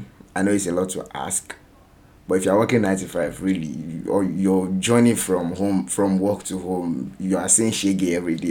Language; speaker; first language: English; non-native, local second language; Yoruba